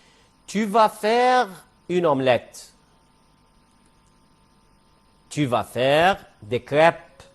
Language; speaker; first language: French; non-native, fluent; Arabic